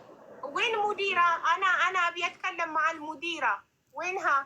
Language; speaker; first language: Arabic; non-native, learner; Amharic